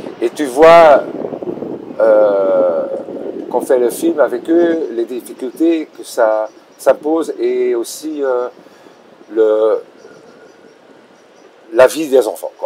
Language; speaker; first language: French; non-native, local second language; Dutch